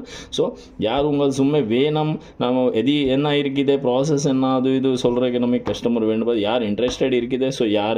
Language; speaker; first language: Tamil; non-native, local second language; Malayalam